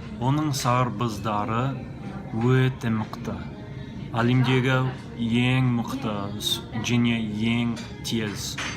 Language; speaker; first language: Kazakh; non-native, learner; English